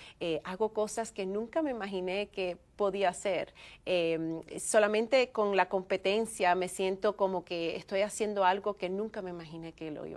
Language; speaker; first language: Spanish; early bilingual, heritage; Spanish